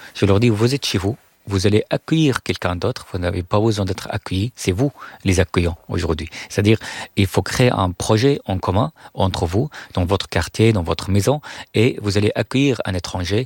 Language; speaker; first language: French; non-native, fluent; Arabic